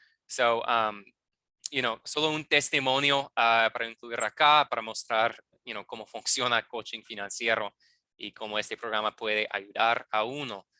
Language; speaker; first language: Spanish; non-native, fluent; English